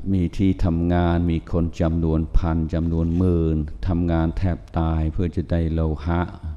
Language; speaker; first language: Thai; non-native, fluent; English